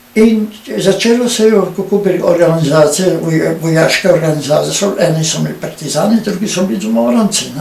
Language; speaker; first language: Slovenian; native; Slovenian